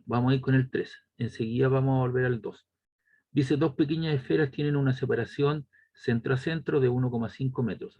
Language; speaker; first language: Spanish; native; Spanish